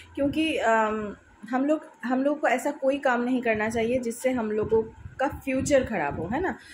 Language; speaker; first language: Hindi; non-native, local second language; Bangla